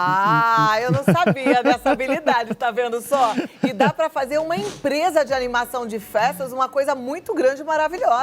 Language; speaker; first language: Portuguese; native; Portuguese